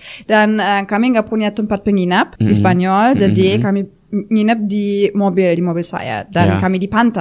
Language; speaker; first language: Indonesian; non-native, fluent; German